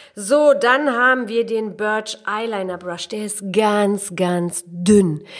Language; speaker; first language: German; early bilingual, other home language; Polish